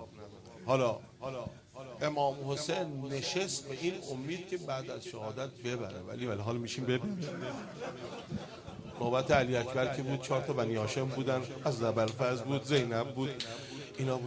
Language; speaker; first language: Persian; native; Persian